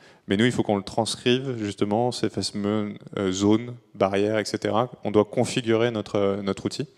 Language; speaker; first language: French; native; French